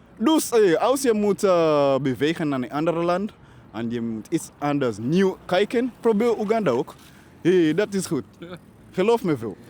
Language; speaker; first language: Dutch; non-native, learner; Ganda